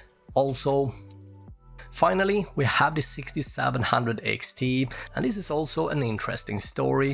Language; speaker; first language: English; native; English